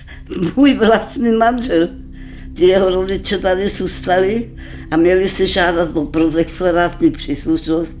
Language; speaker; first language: Czech; non-native, local second language; German